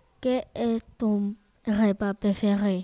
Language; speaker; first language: French; non-native, learner; Spanish